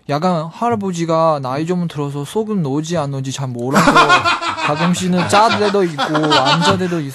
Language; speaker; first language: Korean; non-native, learner; Chinese